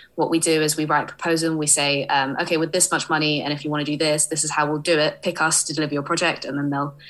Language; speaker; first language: English; early bilingual, other home language; Hindi